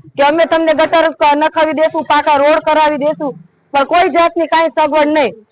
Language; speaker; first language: Gujarati; native; Gujarati